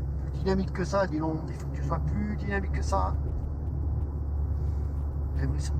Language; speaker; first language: French; native; French